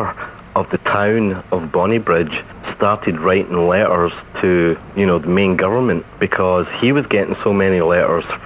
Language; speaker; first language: English; native; English